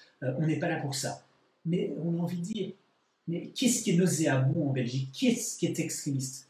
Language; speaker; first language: French; native; French